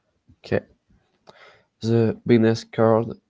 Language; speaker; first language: English; non-native, learner; French